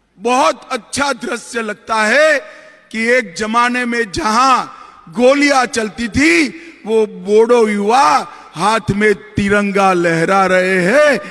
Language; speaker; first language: Hindi; non-native, local second language; Gujarati